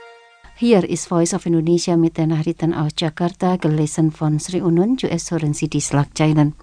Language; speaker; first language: German; non-native, fluent; Indonesian